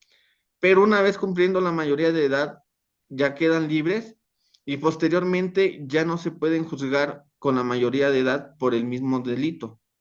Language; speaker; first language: Spanish; native; Spanish